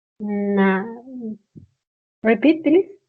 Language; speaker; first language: English; non-native, learner; Spanish